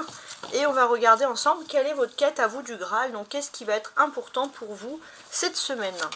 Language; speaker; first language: French; native; French